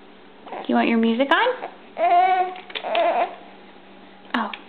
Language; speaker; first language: English; native; English